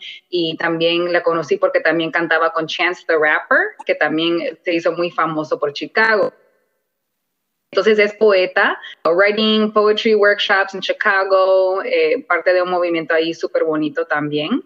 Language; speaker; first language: Spanish; early bilingual, heritage; Spanish